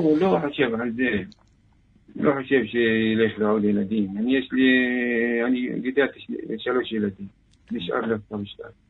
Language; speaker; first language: Hebrew; non-native, local second language; Arabic